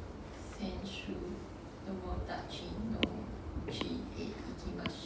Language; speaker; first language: Japanese; non-native, learner; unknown